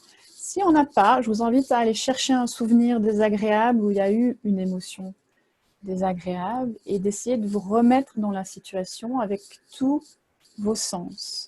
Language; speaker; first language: French; native; French